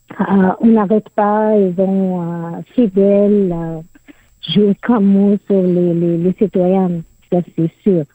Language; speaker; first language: French; non-native, learner; Arabic